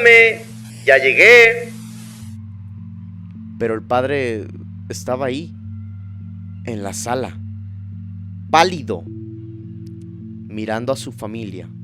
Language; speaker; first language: Spanish; native; Spanish